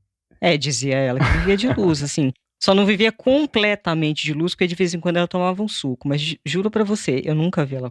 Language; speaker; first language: Portuguese; native; Portuguese